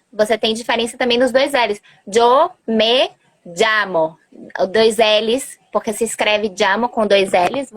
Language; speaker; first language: Portuguese; early bilingual, other home language; Spanish